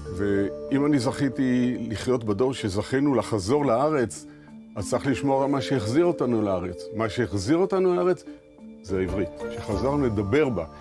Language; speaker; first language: Hebrew; native; Hebrew